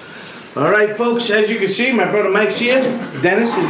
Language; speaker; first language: English; native; English